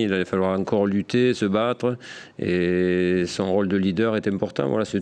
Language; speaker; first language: French; native; French